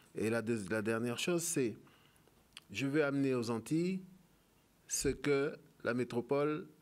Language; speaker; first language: French; native; French